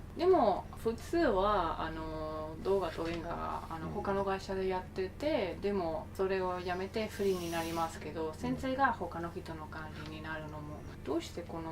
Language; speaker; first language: Japanese; non-native, fluent; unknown